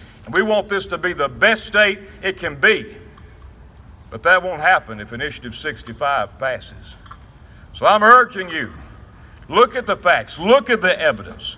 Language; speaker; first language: English; native; English